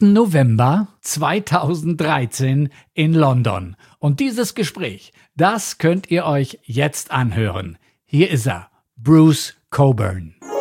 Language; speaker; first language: German; native; German